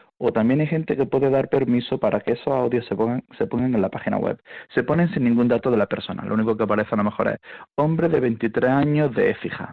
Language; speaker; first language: Spanish; native; Spanish